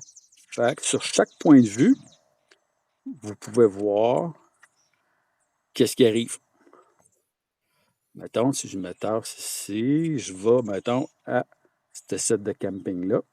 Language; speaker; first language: French; native; French